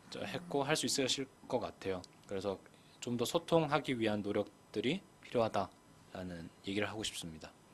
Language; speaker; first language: Korean; native; Korean